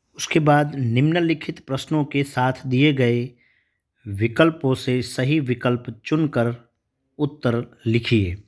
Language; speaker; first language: Hindi; non-native, local second language; Gujarati